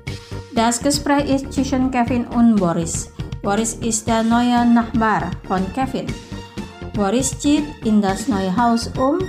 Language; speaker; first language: German; non-native, fluent; Indonesian